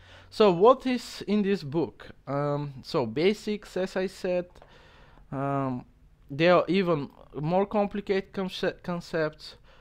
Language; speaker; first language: English; non-native, learner; Bulgarian